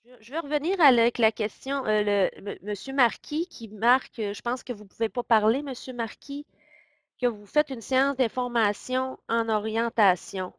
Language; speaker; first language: French; native; French